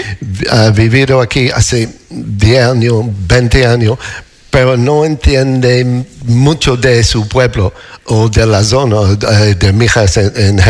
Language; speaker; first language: Spanish; non-native, learner; English